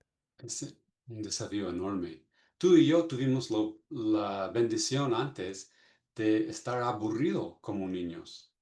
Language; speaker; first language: Spanish; non-native, fluent; English